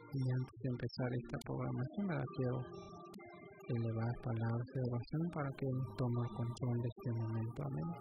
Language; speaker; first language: Spanish; native; Spanish